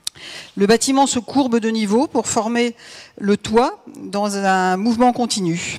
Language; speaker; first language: French; native; French